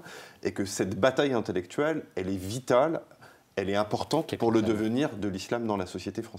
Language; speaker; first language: French; native; French